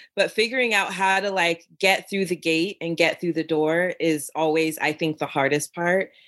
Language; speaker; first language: English; native; English